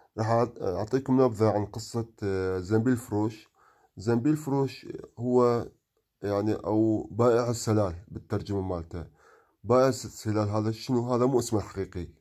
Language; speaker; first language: Arabic; non-native, local second language; Kurdish